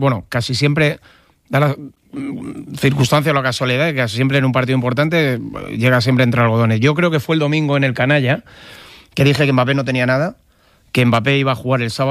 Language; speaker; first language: Spanish; native; Spanish